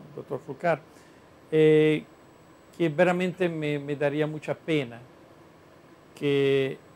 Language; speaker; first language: Spanish; non-native, fluent; Italian